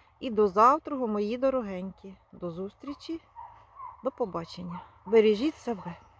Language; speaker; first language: Ukrainian; native; Ukrainian